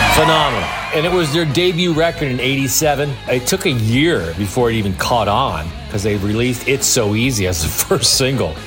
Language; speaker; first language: English; native; English